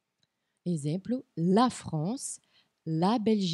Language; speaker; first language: French; non-native, fluent; Portuguese